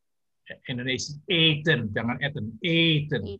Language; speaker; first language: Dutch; non-native, learner; Indonesian